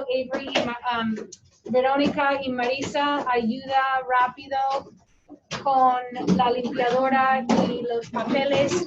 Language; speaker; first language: Spanish; non-native, fluent; English